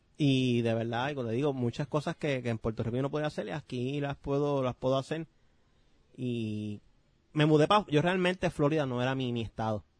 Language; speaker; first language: Spanish; native; Spanish